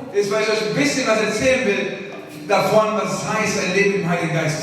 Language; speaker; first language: German; native; German